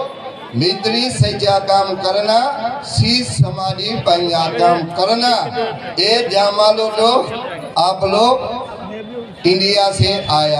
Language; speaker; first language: Hindi; non-native, learner; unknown